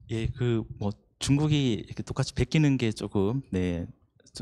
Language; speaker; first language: Korean; native; Korean